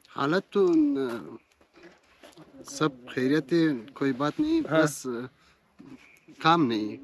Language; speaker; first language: Hindi; non-native, learner; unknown